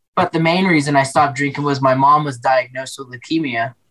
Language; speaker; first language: English; native; English